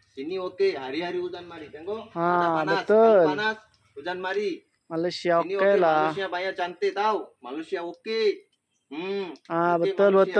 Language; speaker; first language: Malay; non-native, learner; Bangla